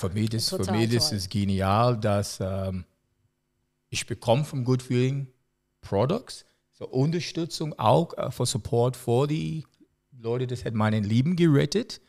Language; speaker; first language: German; non-native, learner; English